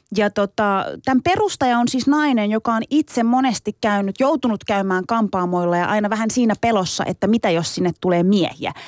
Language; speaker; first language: Finnish; early bilingual, other home language; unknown